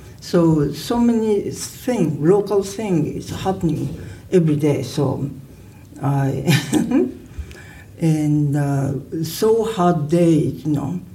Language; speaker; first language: English; non-native, learner; Japanese